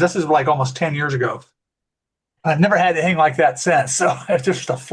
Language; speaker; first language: English; native; English